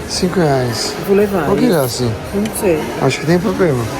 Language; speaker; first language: Portuguese; non-native, learner; Turkish